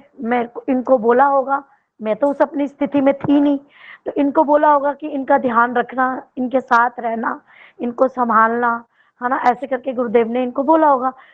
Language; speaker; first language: Hindi; native; Hindi